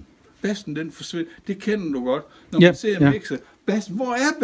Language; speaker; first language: Danish; native; Danish